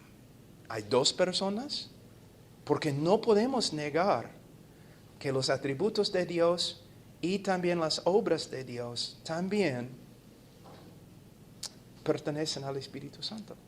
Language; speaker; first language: Spanish; non-native, fluent; English